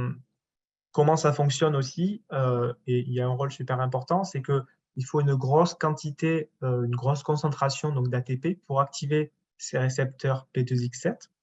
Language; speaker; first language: French; native; French